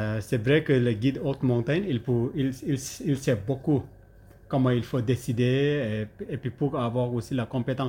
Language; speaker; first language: French; non-native, learner; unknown